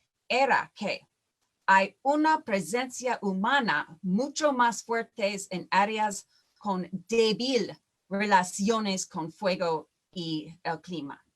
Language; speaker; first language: Spanish; non-native, fluent; English